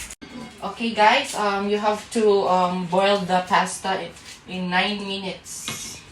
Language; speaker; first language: English; non-native, local second language; Filipino